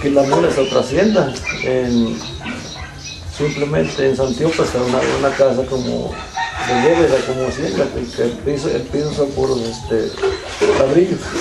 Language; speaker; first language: Spanish; native; Spanish